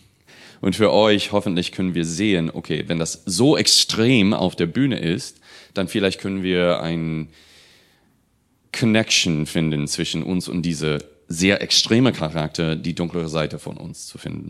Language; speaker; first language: German; non-native, fluent; English